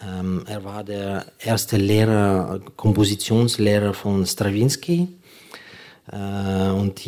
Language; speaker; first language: German; non-native, fluent; Ukrainian